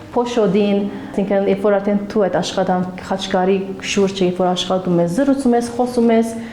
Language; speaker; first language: Armenian; early bilingual, heritage; Armenian